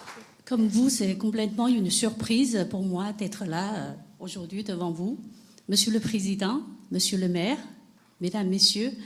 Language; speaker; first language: French; non-native, fluent; Chinese